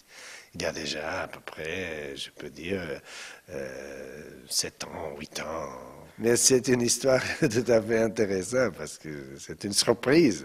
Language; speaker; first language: French; non-native, fluent; Portuguese